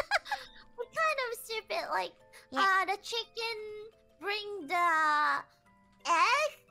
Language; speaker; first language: English; non-native, learner; Japanese